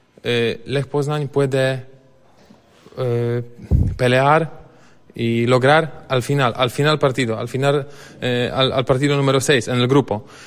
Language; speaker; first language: Spanish; non-native, fluent; Polish